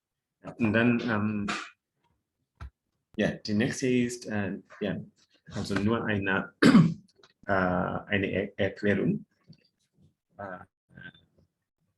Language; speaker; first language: German; non-native, fluent; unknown